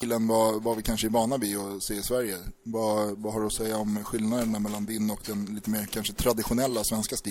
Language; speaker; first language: Swedish; native; Swedish